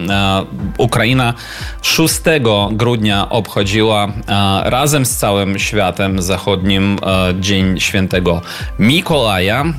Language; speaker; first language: Polish; non-native, learner; Ukrainian